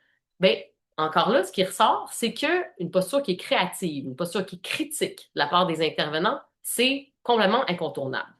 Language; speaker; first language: French; native; French